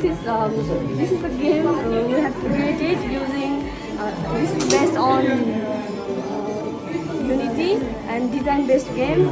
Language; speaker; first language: English; non-native, fluent; Nepali